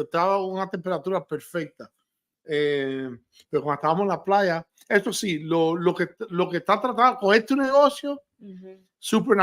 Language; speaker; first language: Spanish; early bilingual, heritage; Spanish